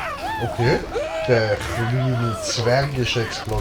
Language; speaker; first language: German; native; German